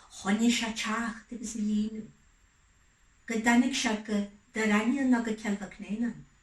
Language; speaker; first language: Irish; native; Irish